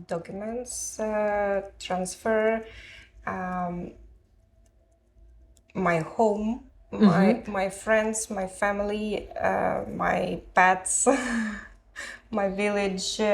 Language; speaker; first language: English; non-native, learner; Ukrainian